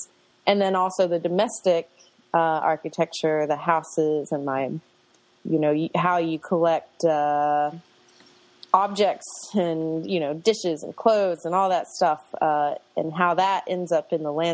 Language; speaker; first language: English; native; English